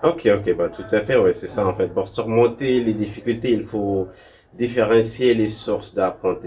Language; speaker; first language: French; non-native, local second language; Arabic